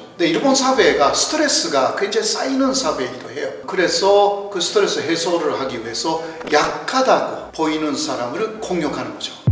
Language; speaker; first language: Korean; non-native, fluent; Japanese